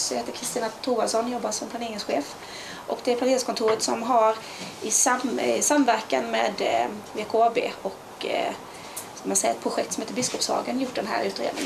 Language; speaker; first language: Swedish; native; Swedish